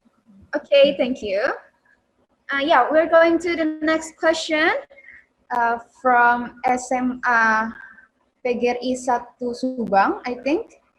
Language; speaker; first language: English; non-native, learner; Indonesian